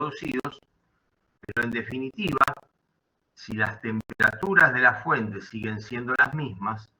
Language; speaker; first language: Spanish; native; Spanish